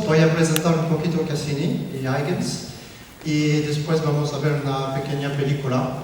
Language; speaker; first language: Spanish; non-native, learner; French